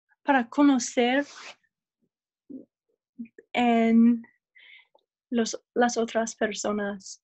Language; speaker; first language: Spanish; non-native, learner; English